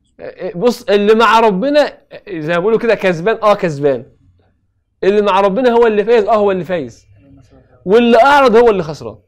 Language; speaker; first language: Arabic; native; Arabic